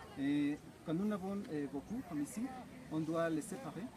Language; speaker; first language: French; non-native, learner; Spanish